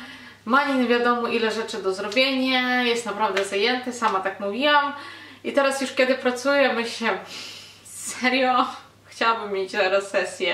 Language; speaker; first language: Polish; non-native, fluent; Ukrainian